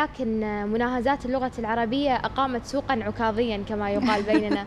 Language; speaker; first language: Arabic; native; Arabic